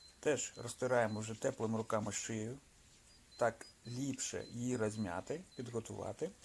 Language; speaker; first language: Ukrainian; non-native, local second language; Russian